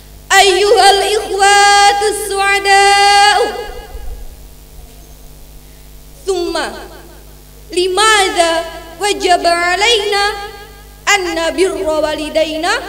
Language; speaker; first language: Arabic; non-native, learner; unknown